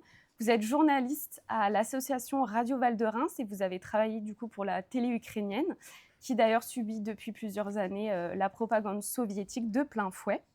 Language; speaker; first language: French; native; French